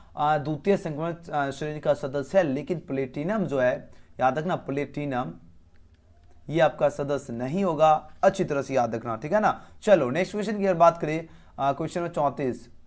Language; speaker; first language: Hindi; native; Hindi